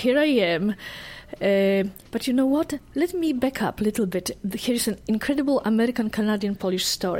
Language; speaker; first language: English; non-native, fluent; Polish